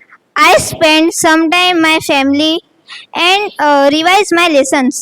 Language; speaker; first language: English; non-native, learner; Gujarati